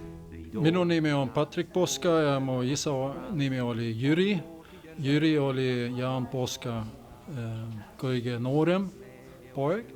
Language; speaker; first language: Estonian; early bilingual, heritage; Estonian